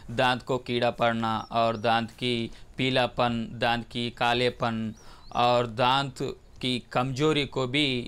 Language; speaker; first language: Hindi; non-native, local second language; Telugu